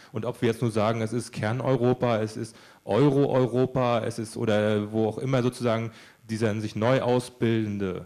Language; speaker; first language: German; native; German